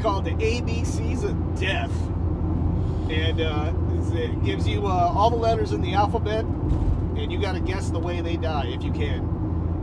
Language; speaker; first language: English; native; English